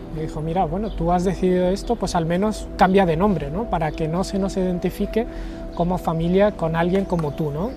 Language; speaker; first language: Spanish; non-native, fluent; Arabic